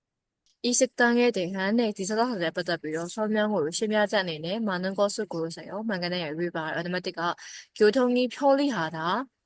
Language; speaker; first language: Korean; non-native, fluent; Burmese